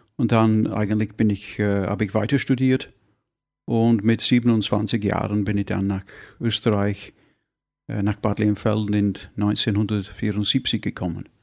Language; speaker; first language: German; non-native, fluent; English